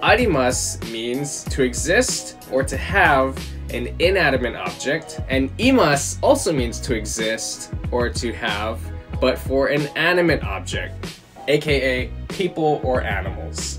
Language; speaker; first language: English; native; English